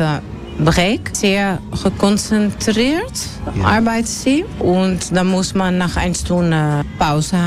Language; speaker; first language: German; non-native, learner; Dutch